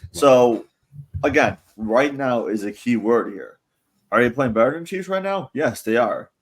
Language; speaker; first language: English; native; English